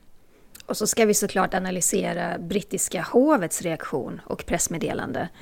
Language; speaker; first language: Swedish; native; Swedish